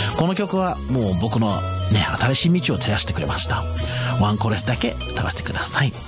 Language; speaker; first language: Japanese; non-native, fluent; English